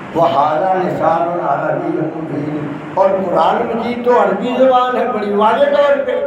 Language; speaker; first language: Urdu; non-native, local second language; Punjabi